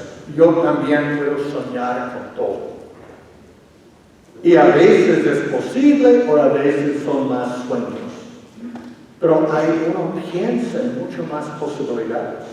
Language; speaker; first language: Spanish; non-native, fluent; English